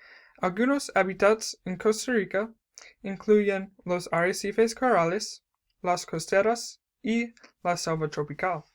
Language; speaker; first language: Spanish; non-native, learner; English